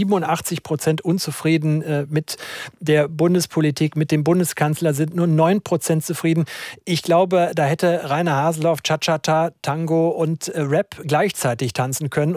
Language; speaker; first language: German; native; German